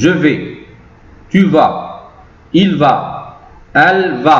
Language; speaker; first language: French; non-native, fluent; Arabic